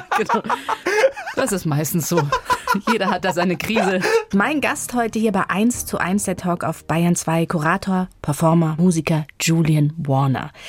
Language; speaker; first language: German; native; German